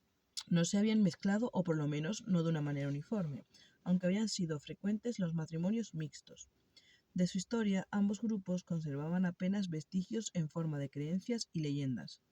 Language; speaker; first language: Spanish; native; Spanish